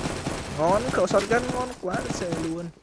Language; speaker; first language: Vietnamese; native; Vietnamese